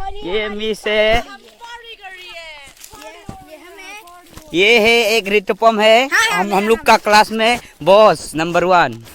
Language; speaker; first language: Hindi; non-native, local second language; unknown